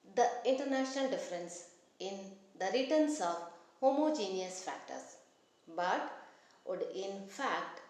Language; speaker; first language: English; non-native, local second language; Kannada